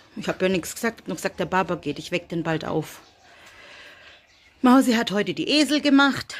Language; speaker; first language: German; native; German